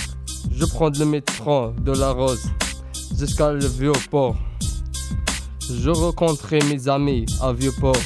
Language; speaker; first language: French; non-native, learner; Arabic